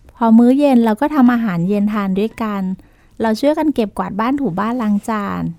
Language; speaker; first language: Thai; native; Thai